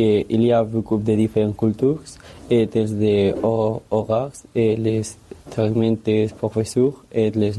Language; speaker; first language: French; non-native, learner; Spanish